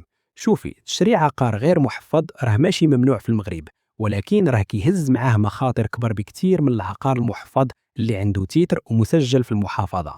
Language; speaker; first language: Arabic; native; Arabic